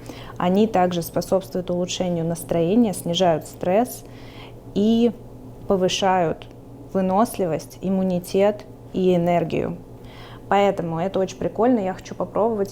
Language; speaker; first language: Russian; native; Russian